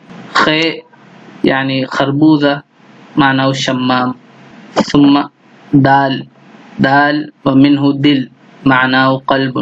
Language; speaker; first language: Arabic; non-native, fluent; Urdu